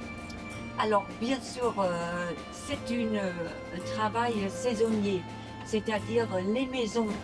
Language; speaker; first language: French; non-native, fluent; English